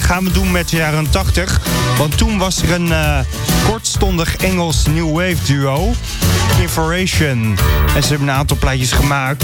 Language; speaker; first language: Dutch; native; Dutch